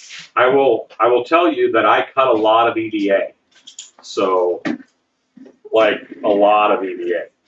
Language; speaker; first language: English; native; English